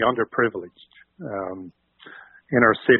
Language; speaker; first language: English; native; English